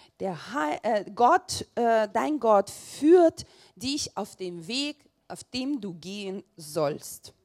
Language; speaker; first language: German; non-native, learner; Russian